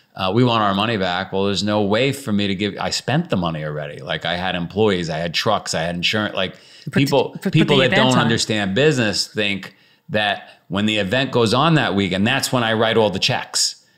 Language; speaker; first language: English; native; English